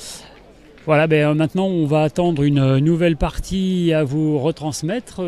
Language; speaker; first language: French; native; French